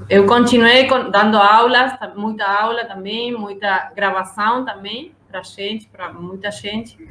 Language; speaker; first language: Portuguese; non-native, learner; Spanish